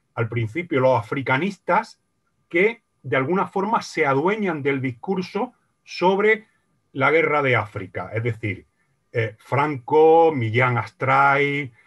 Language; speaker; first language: Spanish; native; Spanish